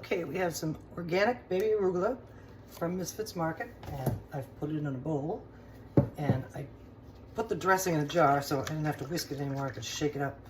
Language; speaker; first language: English; native; English